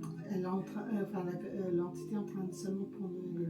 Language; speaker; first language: French; native; French